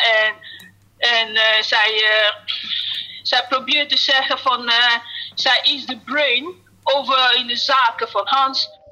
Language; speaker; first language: Dutch; non-native, fluent; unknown